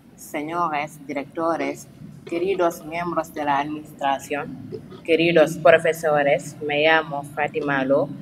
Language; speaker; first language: Spanish; non-native, learner; Wolof